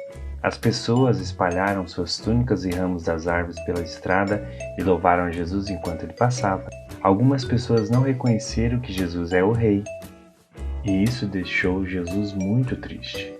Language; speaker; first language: Portuguese; native; Portuguese